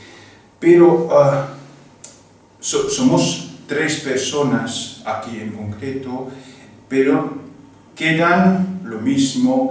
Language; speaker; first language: Spanish; non-native, fluent; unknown